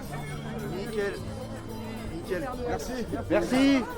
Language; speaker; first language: French; native; French